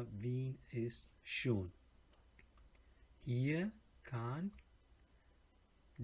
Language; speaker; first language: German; non-native, learner; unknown